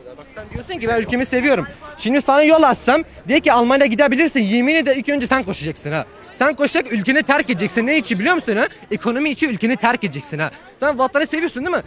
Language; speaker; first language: Turkish; early bilingual, heritage; Turkish